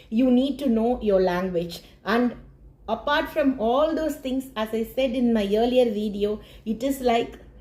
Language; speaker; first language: English; non-native, local second language; Tamil